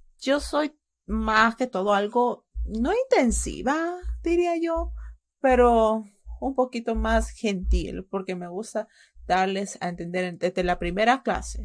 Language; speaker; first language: Spanish; native; Spanish